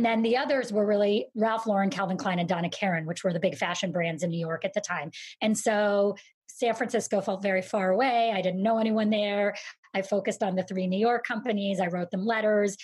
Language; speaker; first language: English; native; English